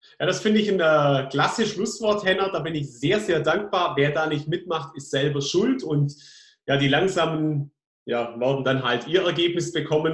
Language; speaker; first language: German; native; German